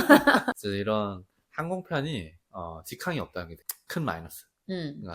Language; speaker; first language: Korean; native; Korean